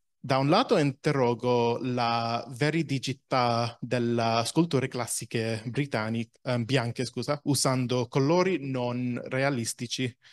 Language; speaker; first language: Italian; non-native, fluent; English